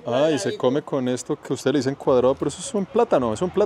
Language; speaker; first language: Spanish; native; Spanish